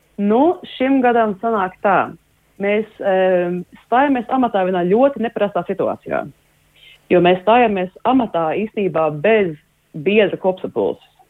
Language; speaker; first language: Latvian; early bilingual, heritage; Latvian